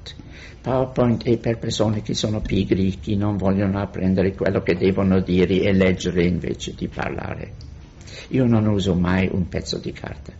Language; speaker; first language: Italian; non-native, fluent; English